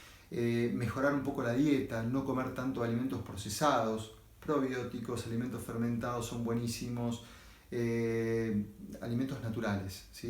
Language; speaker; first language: Spanish; native; Spanish